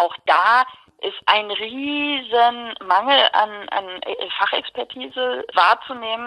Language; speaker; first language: German; native; German